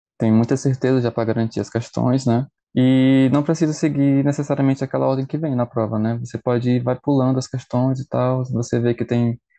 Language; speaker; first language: Portuguese; native; Portuguese